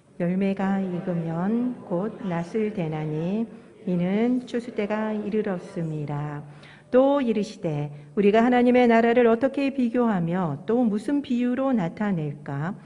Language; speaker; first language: Korean; native; Korean